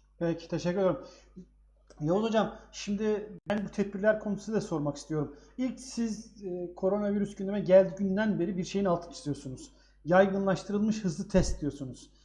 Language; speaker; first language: Turkish; native; Turkish